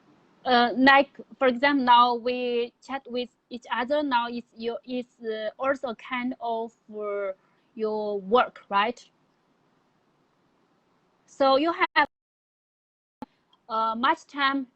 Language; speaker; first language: English; non-native, learner; Chinese